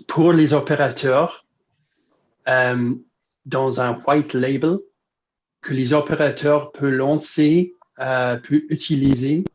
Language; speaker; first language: French; non-native, fluent; English